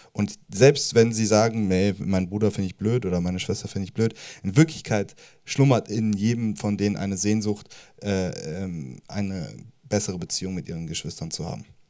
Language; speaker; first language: German; native; German